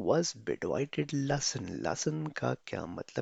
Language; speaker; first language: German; non-native, fluent; Urdu